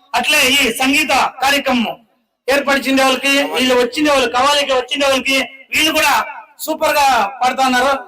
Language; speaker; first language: Telugu; non-native, local second language; Kannada